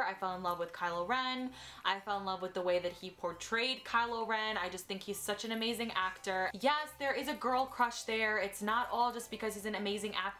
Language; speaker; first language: English; native; English